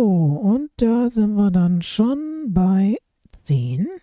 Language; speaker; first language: German; native; German